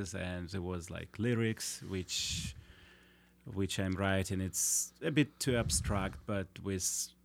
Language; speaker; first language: English; non-native, fluent; Russian